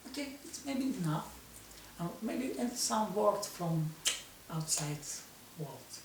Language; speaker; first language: English; non-native, learner; Russian